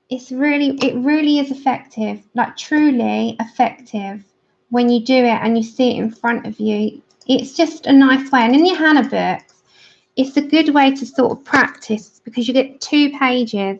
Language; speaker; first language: English; native; English